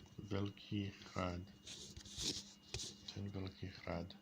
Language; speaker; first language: Czech; non-native, learner; English